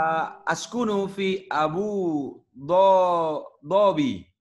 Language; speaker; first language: Arabic; non-native, learner; Indonesian